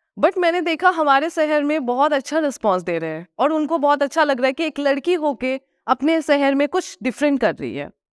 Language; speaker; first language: Hindi; non-native, local second language; Nepali